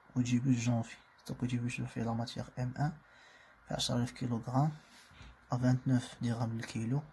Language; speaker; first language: French; non-native, local second language; Arabic